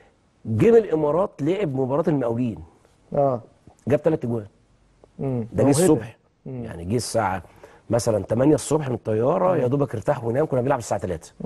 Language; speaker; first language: Arabic; native; Arabic